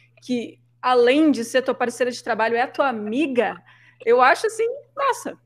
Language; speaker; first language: Portuguese; native; Portuguese